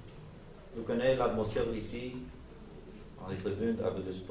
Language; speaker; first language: French; non-native, learner; Romanian